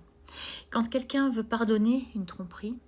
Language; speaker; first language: French; native; French